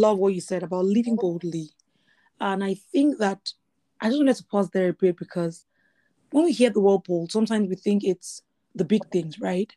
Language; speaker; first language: English; non-native, local second language; Yoruba